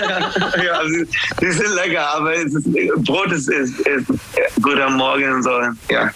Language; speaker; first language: German; non-native, learner; English